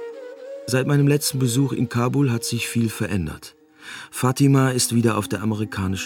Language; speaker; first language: German; native; German